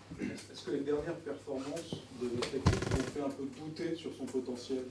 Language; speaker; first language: French; native; French